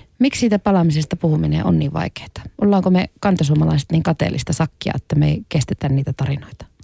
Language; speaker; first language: Finnish; native; Finnish